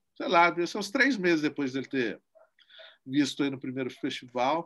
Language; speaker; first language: Portuguese; native; Portuguese